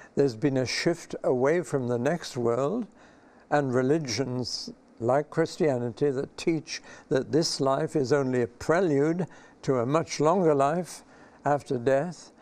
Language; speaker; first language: English; native; English